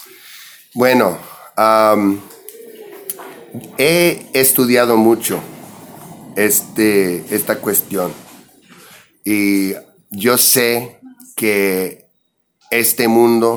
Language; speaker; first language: Spanish; early bilingual, heritage; English